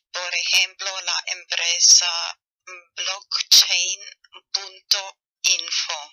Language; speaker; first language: Spanish; non-native, learner; German